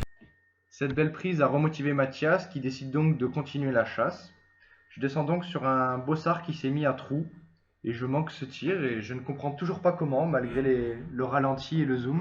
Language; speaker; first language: French; native; French